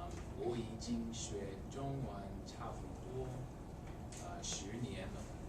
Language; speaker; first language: Chinese; non-native, fluent; English